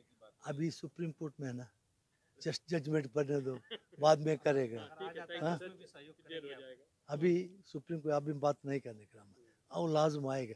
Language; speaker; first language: Hindi; non-native, local second language; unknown